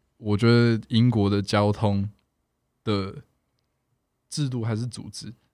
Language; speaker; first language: Chinese; non-native, fluent; English